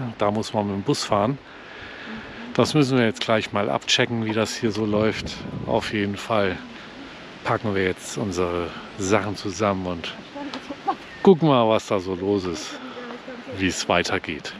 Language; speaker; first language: German; native; German